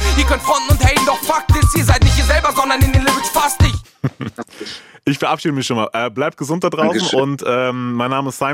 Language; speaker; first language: German; native; German